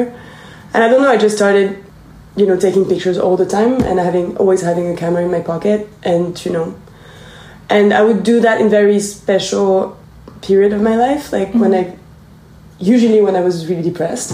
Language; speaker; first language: English; non-native, fluent; French